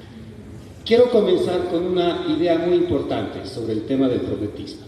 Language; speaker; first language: Spanish; native; Spanish